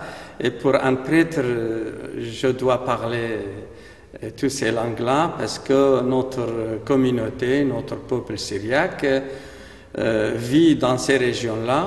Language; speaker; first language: French; non-native, fluent; Aramaic